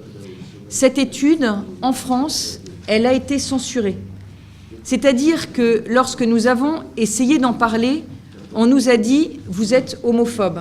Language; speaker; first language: French; native; French